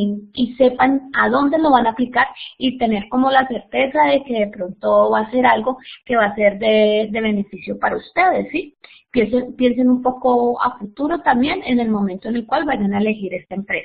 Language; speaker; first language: Spanish; native; Spanish